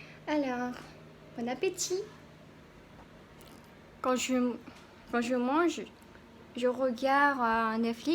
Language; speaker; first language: French; non-native, learner; Korean